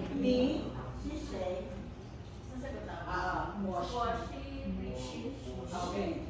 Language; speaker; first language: Chinese; non-native, fluent; Filipino